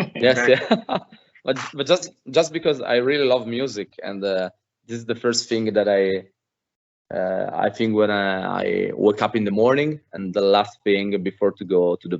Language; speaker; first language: English; non-native, fluent; Italian